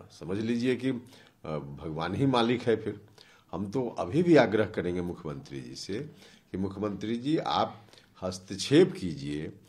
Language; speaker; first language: Hindi; native; Hindi